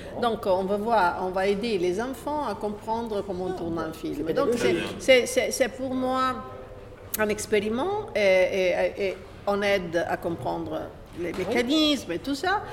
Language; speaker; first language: French; non-native, fluent; Italian